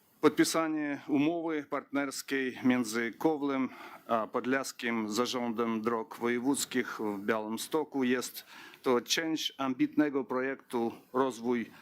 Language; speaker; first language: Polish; non-native, learner; Ukrainian